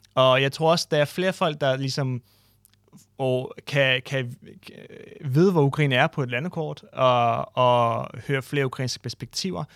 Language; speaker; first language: Danish; non-native, fluent; Ukrainian